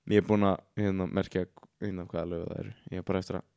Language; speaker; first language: Icelandic; native; Icelandic